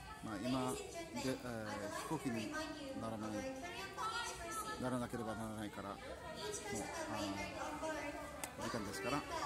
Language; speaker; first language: Japanese; non-native, learner; English